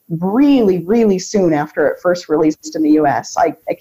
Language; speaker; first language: English; native; English